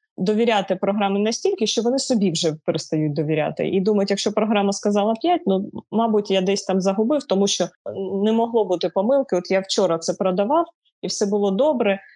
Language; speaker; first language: Ukrainian; non-native, local second language; Russian